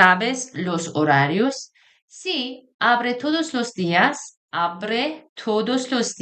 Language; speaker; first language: Spanish; non-native, fluent; Persian